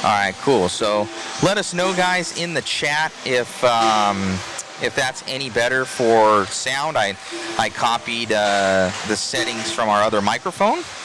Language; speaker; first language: English; native; English